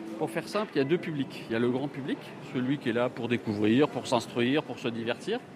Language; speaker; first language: French; native; French